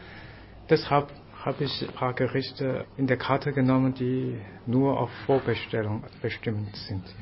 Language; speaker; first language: German; non-native, fluent; Chinese